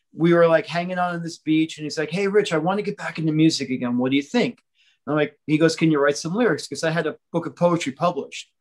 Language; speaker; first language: English; native; English